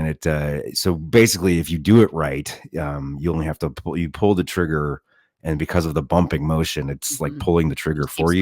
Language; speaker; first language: English; native; English